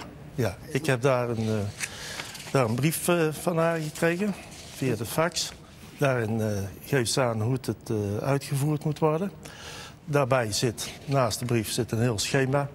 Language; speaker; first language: Dutch; native; Dutch